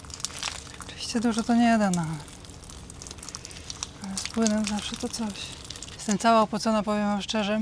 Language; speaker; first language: Polish; native; Polish